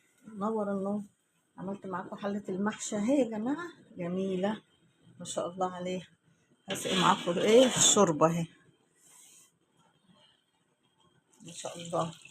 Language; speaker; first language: Arabic; native; Arabic